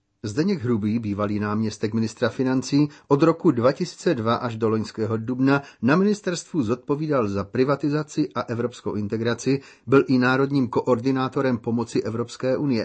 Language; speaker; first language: Czech; native; Czech